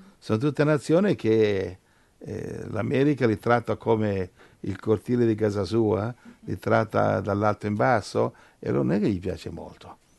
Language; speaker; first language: Italian; native; Italian